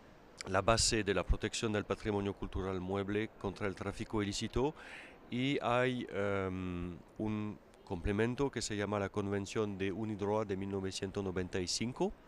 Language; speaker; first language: Spanish; non-native, fluent; French